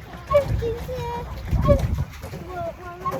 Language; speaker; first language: Chinese; early bilingual, heritage; Chinese